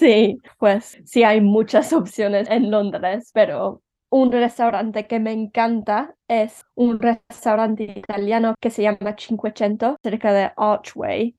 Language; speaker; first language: Spanish; early bilingual, heritage; Spanish